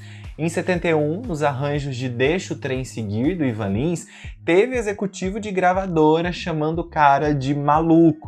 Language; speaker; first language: Portuguese; native; Portuguese